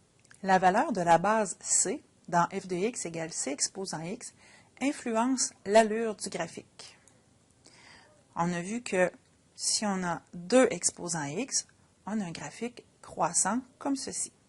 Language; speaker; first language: French; native; French